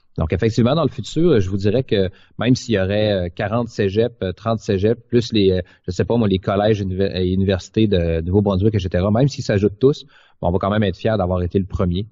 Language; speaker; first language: French; native; French